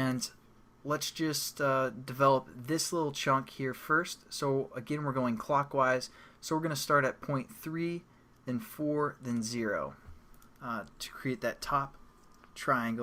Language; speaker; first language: English; native; English